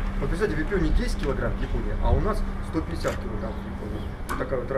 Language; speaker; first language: Russian; native; Russian